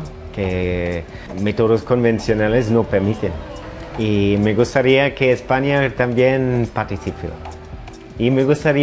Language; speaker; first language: Spanish; non-native, fluent; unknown